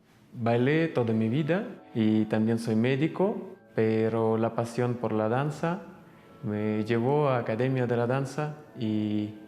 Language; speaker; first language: Spanish; non-native, fluent; Russian